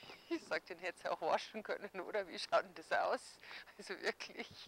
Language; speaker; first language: German; native; German